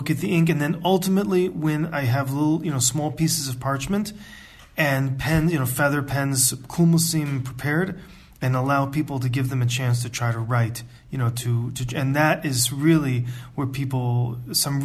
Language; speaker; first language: English; native; English